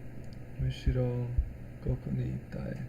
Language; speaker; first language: Japanese; non-native, learner; English